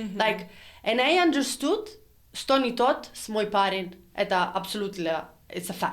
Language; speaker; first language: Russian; non-native, learner; Italian